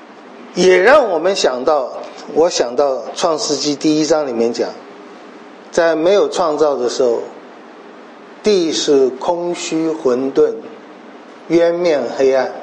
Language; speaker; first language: Chinese; native; Chinese